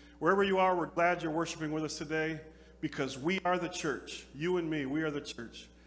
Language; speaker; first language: English; native; English